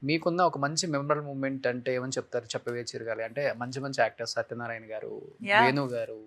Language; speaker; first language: Telugu; native; Telugu